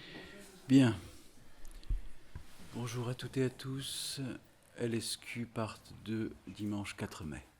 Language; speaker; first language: French; native; French